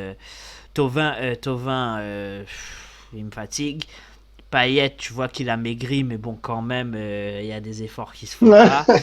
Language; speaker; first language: French; native; French